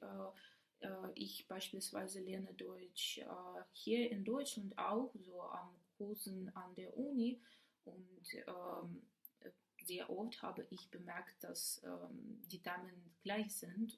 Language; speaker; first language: German; non-native, learner; Ukrainian